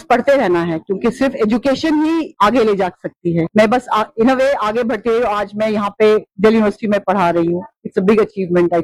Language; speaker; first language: Hindi; non-native, local second language; Kashmiri